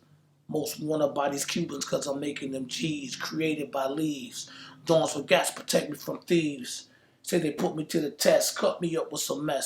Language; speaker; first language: English; native; English